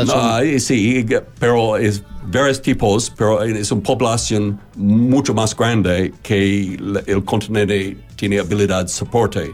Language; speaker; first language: Spanish; non-native, learner; English